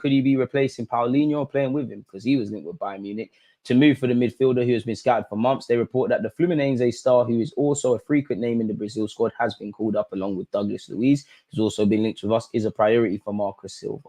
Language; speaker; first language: English; native; English